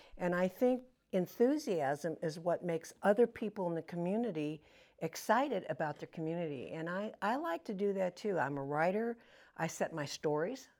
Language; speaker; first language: English; native; English